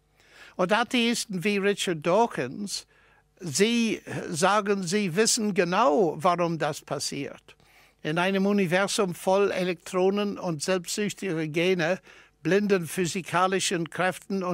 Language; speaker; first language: German; non-native, fluent; English